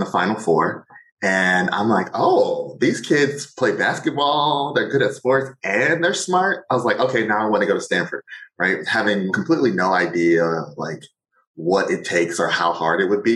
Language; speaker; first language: English; native; English